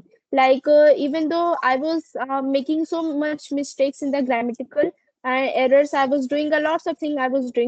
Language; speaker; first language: English; non-native, learner; Hindi